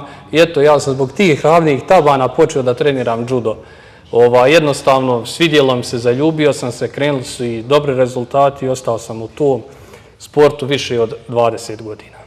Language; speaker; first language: Serbian; native; Serbian